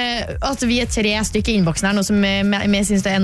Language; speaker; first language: Norwegian; native; Norwegian